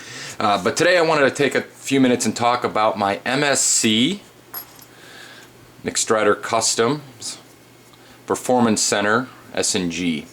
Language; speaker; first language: English; native; English